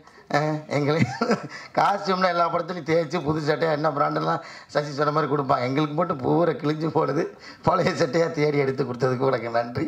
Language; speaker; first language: Tamil; native; Tamil